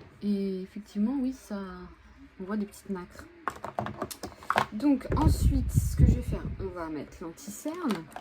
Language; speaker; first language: French; native; French